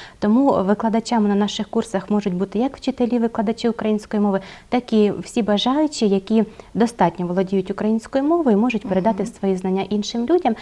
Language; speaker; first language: Ukrainian; native; Ukrainian